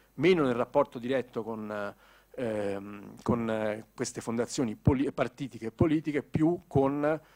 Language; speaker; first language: Italian; native; Italian